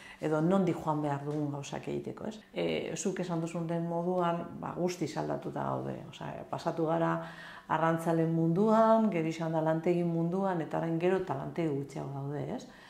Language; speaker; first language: Basque; non-native, local second language; Spanish